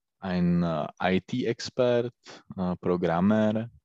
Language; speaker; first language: German; non-native, learner; Czech